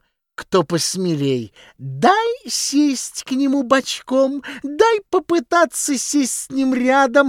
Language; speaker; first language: Russian; native; Russian